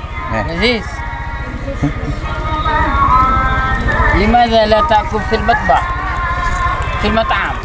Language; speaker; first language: Arabic; non-native, learner; Indonesian